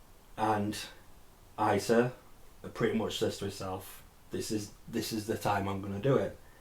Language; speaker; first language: English; native; English